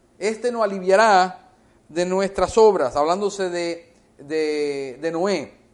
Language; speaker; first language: Spanish; early bilingual, heritage; Spanish